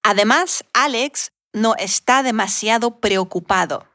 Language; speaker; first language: Spanish; non-native, fluent; Russian